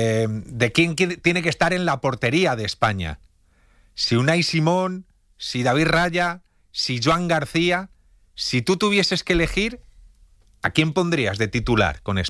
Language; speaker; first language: Spanish; native; Spanish